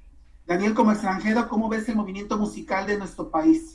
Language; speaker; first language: Spanish; native; Spanish